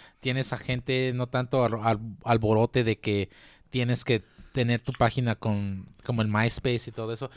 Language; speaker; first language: Spanish; early bilingual, heritage; Spanish